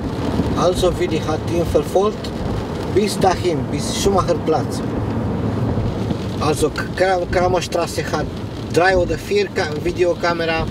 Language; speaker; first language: German; non-native, learner; Romanian